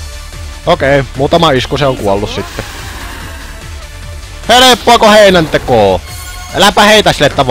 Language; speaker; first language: Finnish; native; Finnish